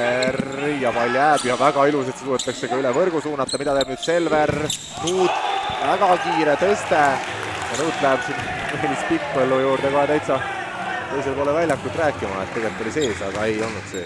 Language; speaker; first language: Estonian; native; Estonian